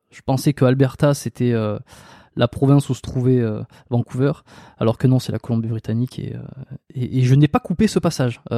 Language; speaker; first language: French; native; French